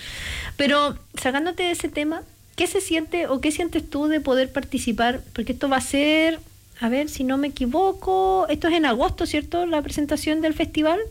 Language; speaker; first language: Spanish; native; Spanish